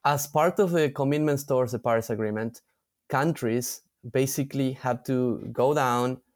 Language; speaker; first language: English; non-native, fluent; Spanish